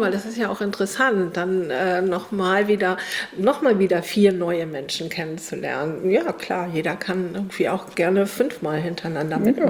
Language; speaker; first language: German; native; German